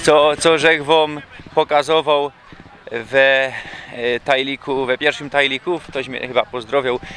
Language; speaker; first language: Polish; non-native, local second language; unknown